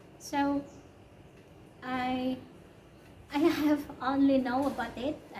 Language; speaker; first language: English; non-native, learner; Indonesian